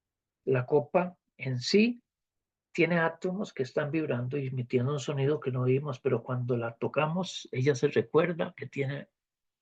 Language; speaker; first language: Spanish; native; Spanish